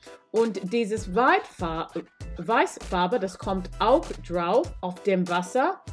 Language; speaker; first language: German; non-native, learner; English